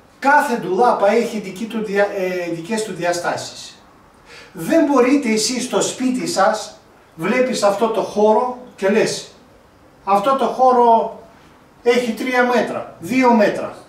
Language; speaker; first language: Greek; non-native, fluent; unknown